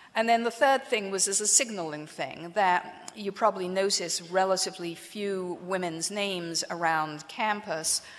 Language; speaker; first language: English; native; English